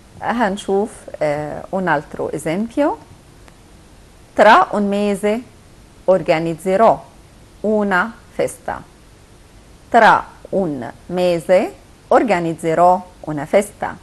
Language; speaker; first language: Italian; non-native, fluent; Arabic